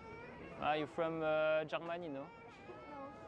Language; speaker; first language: English; non-native, learner; French